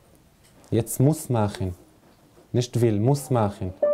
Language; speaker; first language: German; non-native, learner; Arabic